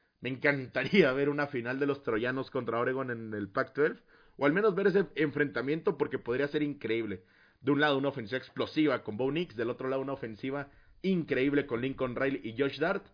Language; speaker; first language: Spanish; native; Spanish